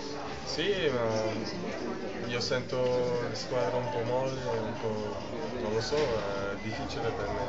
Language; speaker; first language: Italian; non-native, learner; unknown